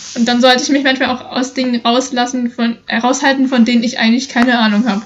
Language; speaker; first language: German; native; German